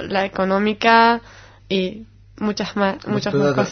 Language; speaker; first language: Spanish; non-native, fluent; Hebrew